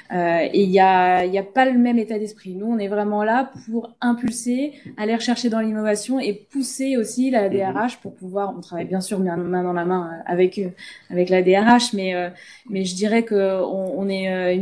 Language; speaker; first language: French; native; French